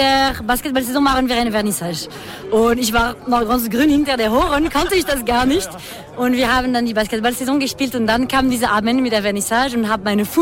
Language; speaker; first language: German; non-native, fluent; French